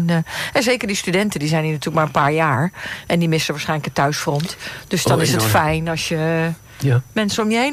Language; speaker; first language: Dutch; native; Dutch